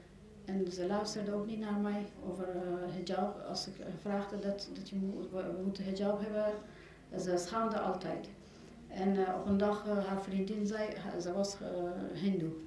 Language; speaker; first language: Dutch; non-native, learner; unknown